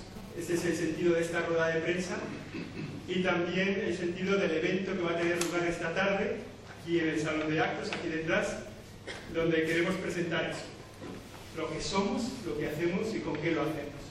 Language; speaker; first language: Spanish; native; Spanish